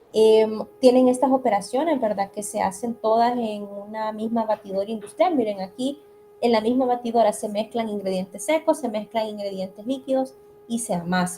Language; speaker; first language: Spanish; native; Spanish